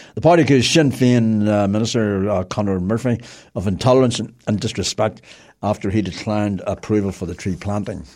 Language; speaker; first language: English; native; English